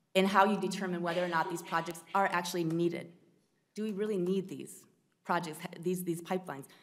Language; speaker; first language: English; native; English